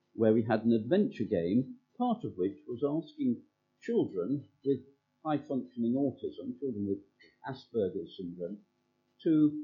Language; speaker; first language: English; native; English